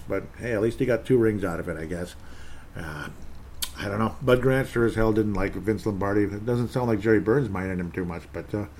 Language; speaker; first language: English; native; English